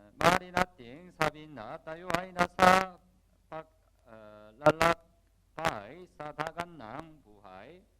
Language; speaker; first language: Filipino; non-native, learner; Korean